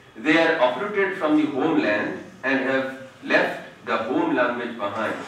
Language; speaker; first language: English; non-native, local second language; Odia